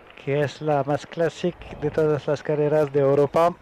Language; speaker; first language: Spanish; non-native, learner; French